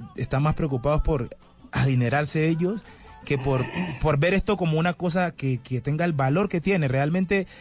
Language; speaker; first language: Spanish; native; Spanish